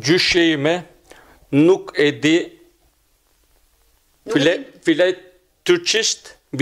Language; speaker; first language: Albanian; non-native, learner; Turkish